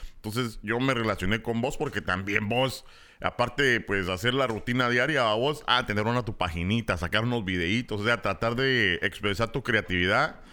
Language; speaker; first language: Spanish; native; Spanish